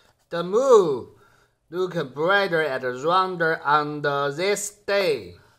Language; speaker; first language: English; non-native, learner; Chinese